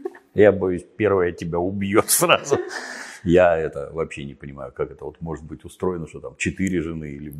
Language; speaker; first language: Russian; native; Russian